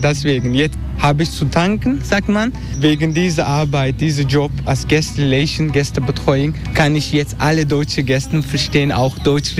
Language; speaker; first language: German; non-native, learner; Turkish